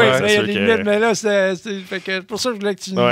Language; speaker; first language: French; native; French